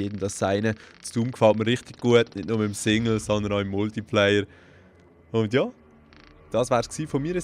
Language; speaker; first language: German; native; German